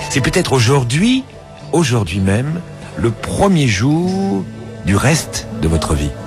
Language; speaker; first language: French; native; French